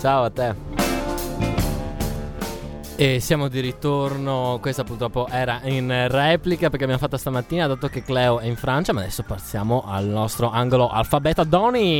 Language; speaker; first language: Italian; native; Italian